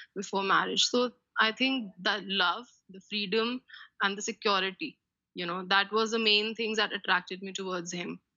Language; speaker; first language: English; non-native, local second language; Hindi